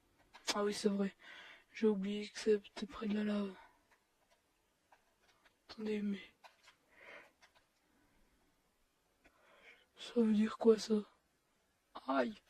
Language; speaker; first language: French; native; French